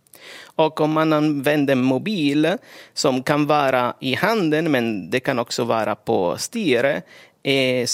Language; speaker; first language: Swedish; non-native, fluent; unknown